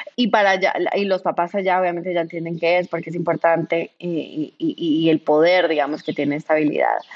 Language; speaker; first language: Spanish; native; Spanish